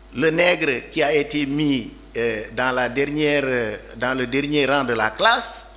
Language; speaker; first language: French; non-native, local second language; Fula